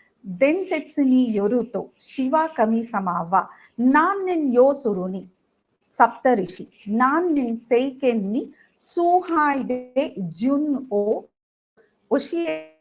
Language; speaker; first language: Japanese; non-native, fluent; Tamil